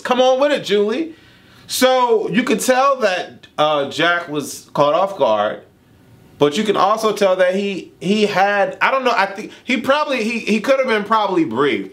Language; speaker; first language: English; native; English